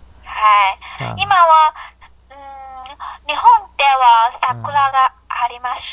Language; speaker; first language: Japanese; non-native, learner; Chinese